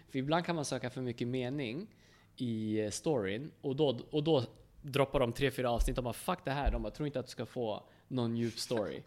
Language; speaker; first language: Swedish; early bilingual, other home language; Kurdish